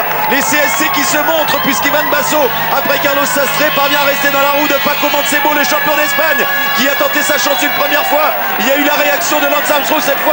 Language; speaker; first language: French; native; French